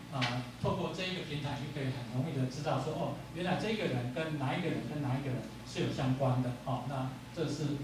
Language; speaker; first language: Chinese; native; Chinese